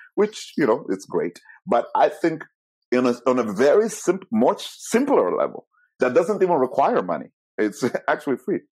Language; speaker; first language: English; non-native, fluent; Italian